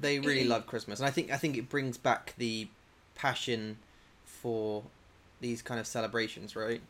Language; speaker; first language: English; native; English